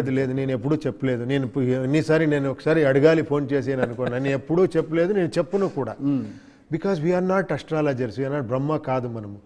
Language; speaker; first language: Telugu; non-native, learner; Kannada